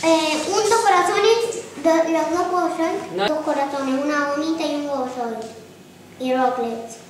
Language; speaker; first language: Spanish; native; Spanish